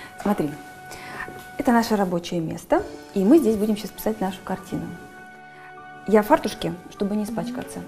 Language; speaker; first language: Russian; native; Russian